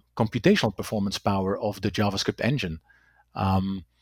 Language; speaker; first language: English; non-native, fluent; Dutch